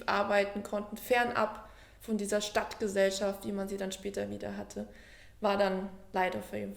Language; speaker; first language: German; native; German